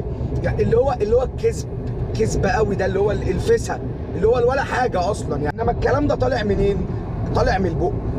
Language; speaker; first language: Arabic; native; Arabic